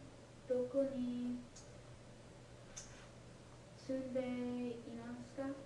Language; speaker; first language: Japanese; non-native, learner; English